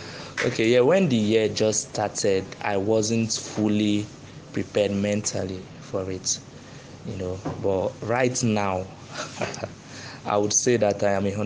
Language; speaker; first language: English; non-native, local second language; Igbo